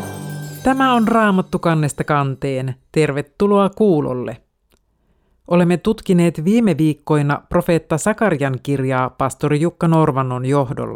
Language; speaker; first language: Finnish; native; Finnish